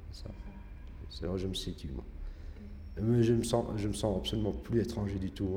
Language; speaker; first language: French; early bilingual, other home language; Arabic